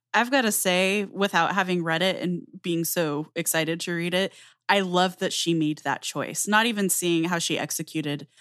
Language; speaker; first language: English; native; English